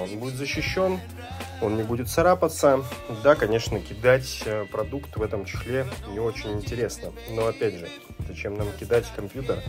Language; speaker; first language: Russian; native; Russian